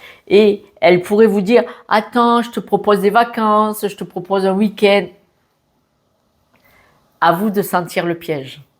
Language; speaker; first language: French; native; French